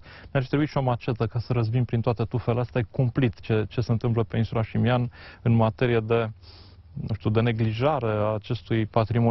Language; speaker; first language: Romanian; native; Romanian